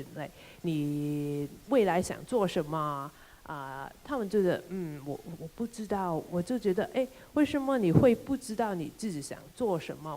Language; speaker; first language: Chinese; non-native, local second language; Cantonese